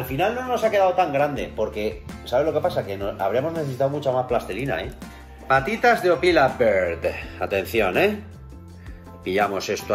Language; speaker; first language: Spanish; native; Spanish